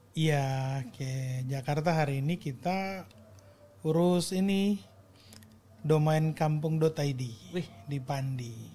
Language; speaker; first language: Indonesian; native; Indonesian